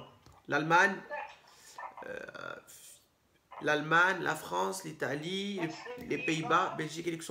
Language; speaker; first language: French; native; French